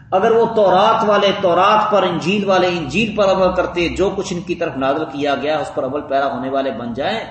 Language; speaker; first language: Urdu; non-native, local second language; Punjabi